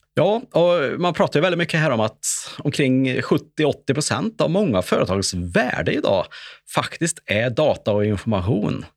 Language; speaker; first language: Swedish; native; Swedish